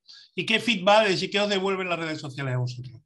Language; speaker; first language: Spanish; native; Spanish